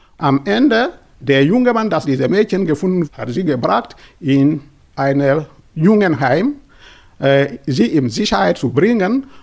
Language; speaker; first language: German; non-native, learner; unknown